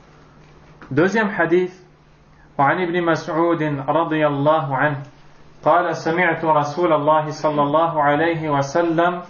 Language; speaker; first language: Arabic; non-native, fluent; French